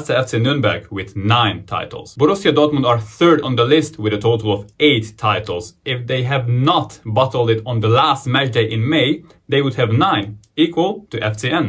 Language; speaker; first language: English; non-native, fluent; Hungarian